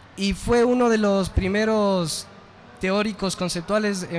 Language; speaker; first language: Spanish; native; Spanish